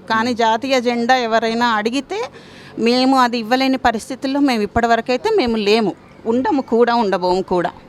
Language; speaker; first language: Telugu; native; Telugu